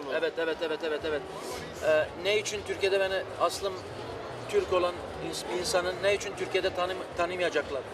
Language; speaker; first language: Turkish; early bilingual, heritage; Turkish